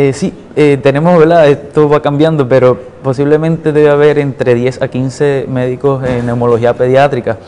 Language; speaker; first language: Spanish; native; Spanish